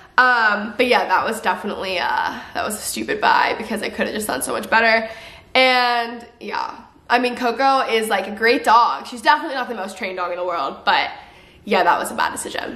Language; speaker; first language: English; native; English